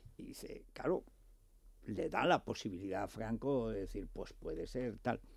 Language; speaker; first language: Spanish; native; Spanish